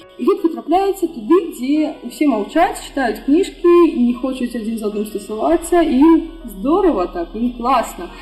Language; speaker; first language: Belarusian; non-native, local second language; Russian